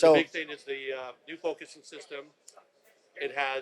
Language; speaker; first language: English; native; English